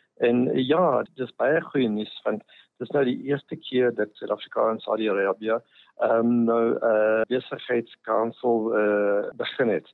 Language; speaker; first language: Afrikaans; non-native, fluent; English